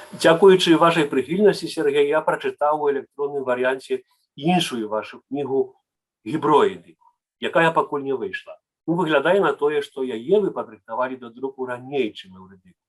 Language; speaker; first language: Belarusian; native; Belarusian